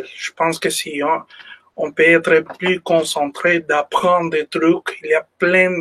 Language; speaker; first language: French; non-native, fluent; Spanish